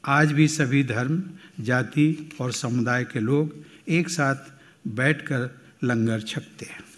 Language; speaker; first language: Hindi; native; Hindi